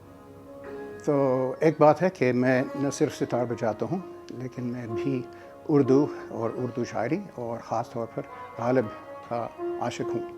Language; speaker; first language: Urdu; non-native, fluent; English